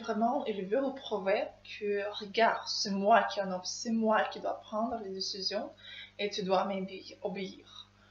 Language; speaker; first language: French; non-native, learner; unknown